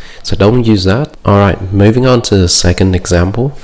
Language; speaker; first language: English; non-native, fluent; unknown